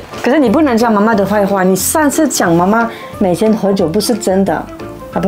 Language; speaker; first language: Chinese; non-native, fluent; French